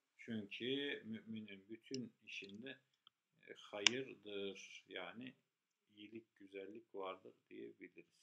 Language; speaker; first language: Turkish; native; Turkish